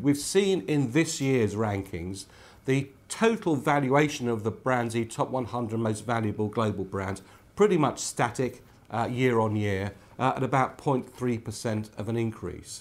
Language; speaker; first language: English; native; English